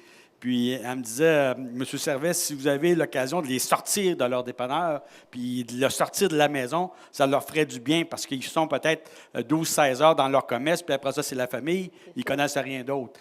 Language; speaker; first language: French; native; French